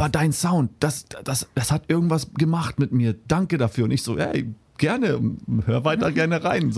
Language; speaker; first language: German; early bilingual, heritage; German